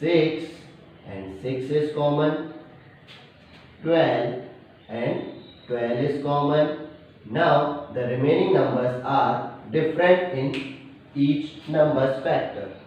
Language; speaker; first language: English; non-native, local second language; Hindi